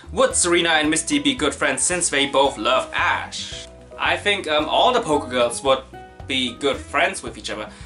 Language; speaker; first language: English; non-native, fluent; German